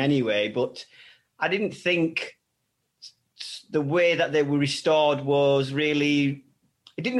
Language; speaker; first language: English; native; English